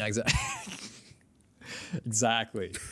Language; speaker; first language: English; native; English